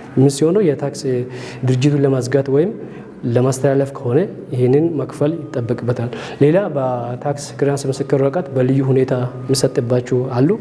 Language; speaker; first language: Amharic; native; Amharic